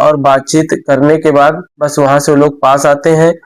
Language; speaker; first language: Hindi; native; Hindi